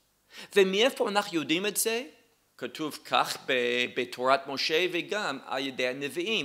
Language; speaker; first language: Hebrew; non-native, fluent; English